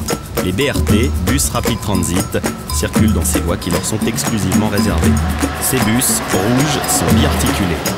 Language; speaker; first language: French; native; French